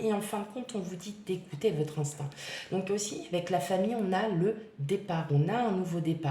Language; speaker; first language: French; native; French